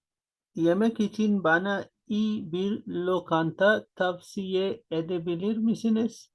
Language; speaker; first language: Turkish; non-native, learner; Urdu